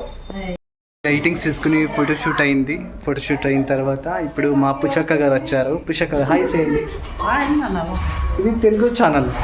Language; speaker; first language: Telugu; non-native, local second language; Kannada